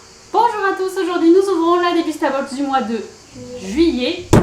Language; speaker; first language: French; native; French